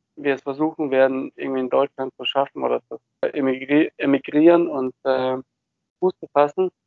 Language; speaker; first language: German; early bilingual, other home language; Bulgarian